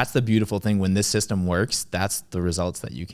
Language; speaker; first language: English; native; English